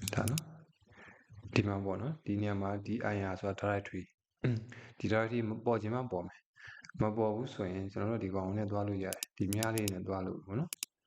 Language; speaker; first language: Burmese; native; Burmese